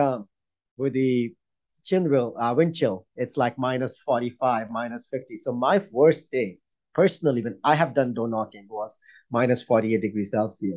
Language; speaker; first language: English; non-native, local second language; Urdu